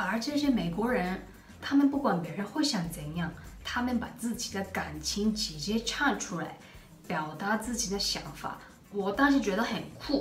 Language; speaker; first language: Chinese; non-native, fluent; Japanese